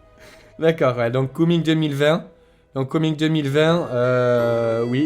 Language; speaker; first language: French; native; French